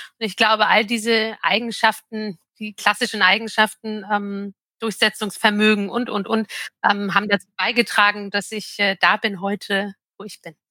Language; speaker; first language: German; early bilingual, other home language; Turkish